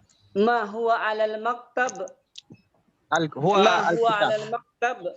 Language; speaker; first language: Arabic; non-native, fluent; Indonesian